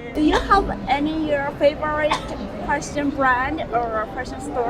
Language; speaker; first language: English; non-native, learner; Japanese